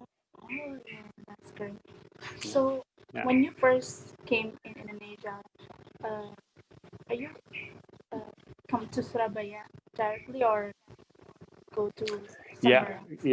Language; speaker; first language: English; non-native, learner; Indonesian